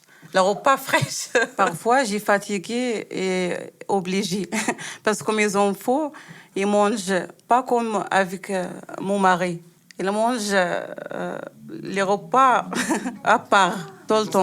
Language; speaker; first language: French; non-native, learner; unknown